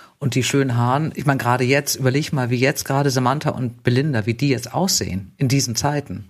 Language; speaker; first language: German; native; German